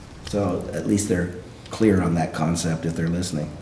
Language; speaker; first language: English; native; English